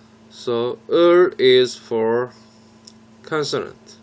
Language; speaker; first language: English; non-native, fluent; Korean